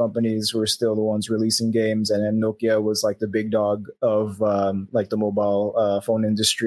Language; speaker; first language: English; non-native, local second language; Filipino